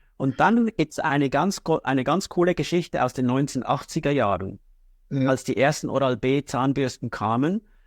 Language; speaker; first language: German; native; German